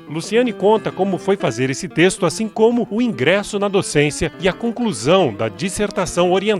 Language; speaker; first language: Portuguese; native; Portuguese